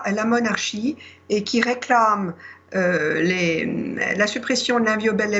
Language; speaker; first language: French; native; French